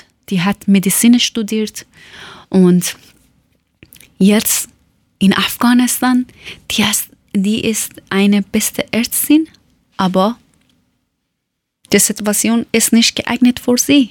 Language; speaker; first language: German; non-native, learner; Persian